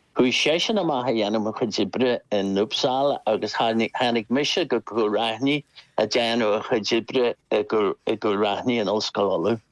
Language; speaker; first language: Irish; non-native, local second language; English